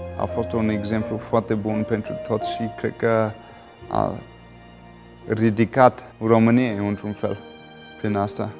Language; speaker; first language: Romanian; non-native, fluent; English